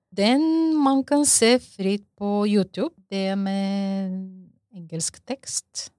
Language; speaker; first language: Norwegian; non-native, fluent; Bulgarian